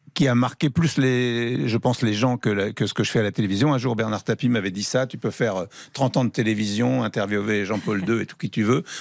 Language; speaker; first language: French; native; French